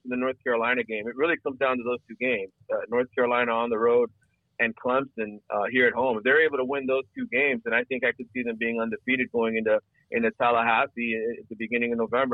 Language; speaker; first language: English; native; English